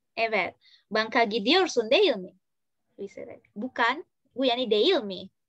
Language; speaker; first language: Turkish; non-native, fluent; Indonesian